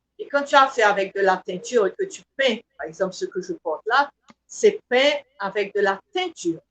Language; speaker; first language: French; non-native, local second language; Haitian Creole